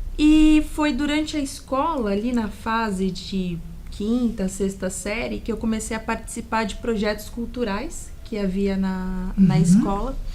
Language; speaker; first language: Portuguese; native; Portuguese